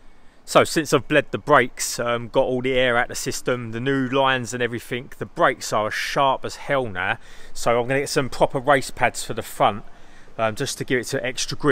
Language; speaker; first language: English; native; English